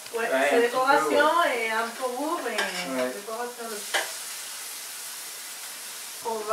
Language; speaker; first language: French; non-native, learner; Spanish